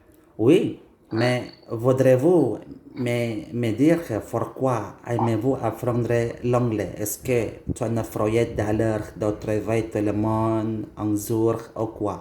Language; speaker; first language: French; non-native, learner; Indonesian